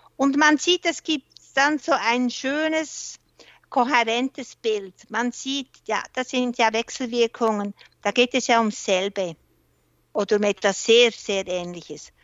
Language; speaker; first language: German; non-native, local second language; French